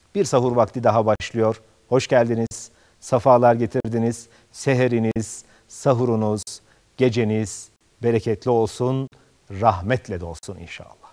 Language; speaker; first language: Turkish; native; Turkish